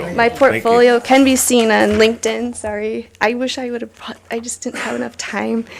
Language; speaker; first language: English; native; English